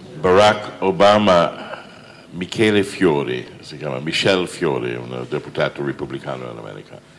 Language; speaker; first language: Italian; non-native, fluent; English